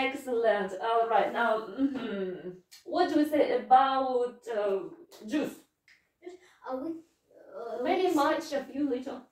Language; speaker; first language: English; non-native, fluent; Russian